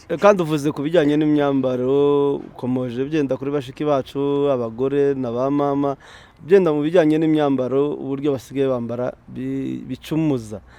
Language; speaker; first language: Kinyarwanda; native; Kinyarwanda